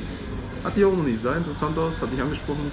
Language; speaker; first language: German; native; German